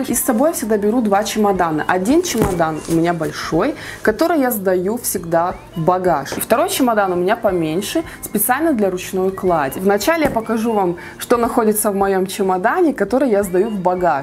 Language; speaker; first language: Russian; native; Russian